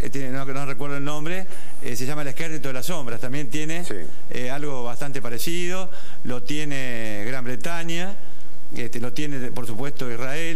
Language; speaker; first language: Spanish; native; Spanish